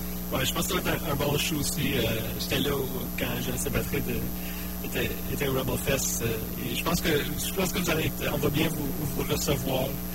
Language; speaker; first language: French; native; French